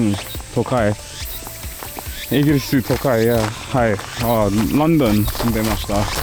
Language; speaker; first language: Japanese; non-native, learner; English